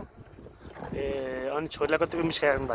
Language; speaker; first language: Nepali; native; Nepali